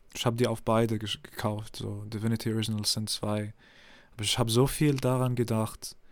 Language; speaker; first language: German; non-native, fluent; English